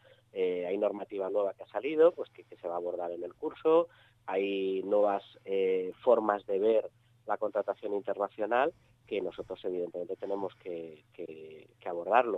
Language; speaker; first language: Spanish; native; Spanish